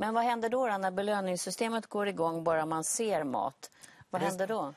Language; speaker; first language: Swedish; native; Swedish